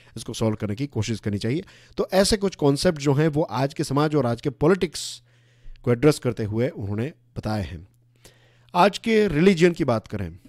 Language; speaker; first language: Hindi; non-native, local second language; Gujarati